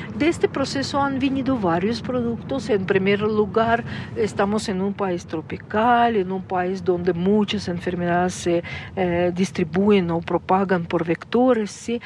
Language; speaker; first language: Spanish; non-native, fluent; Russian